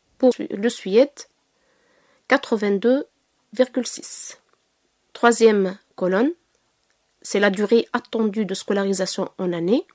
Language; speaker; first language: French; non-native, local second language; Arabic